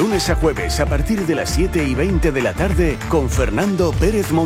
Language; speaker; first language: Spanish; native; Spanish